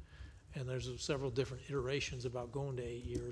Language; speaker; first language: English; native; English